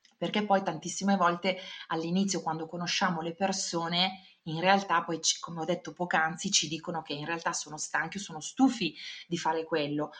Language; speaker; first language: Italian; native; Italian